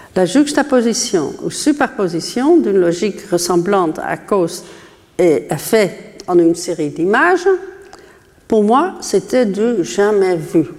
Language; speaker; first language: French; non-native, fluent; Dutch